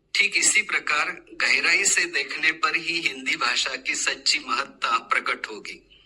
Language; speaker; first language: Hindi; non-native, local second language; Marathi